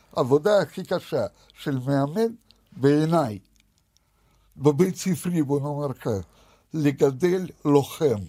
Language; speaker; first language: Hebrew; non-native, fluent; Russian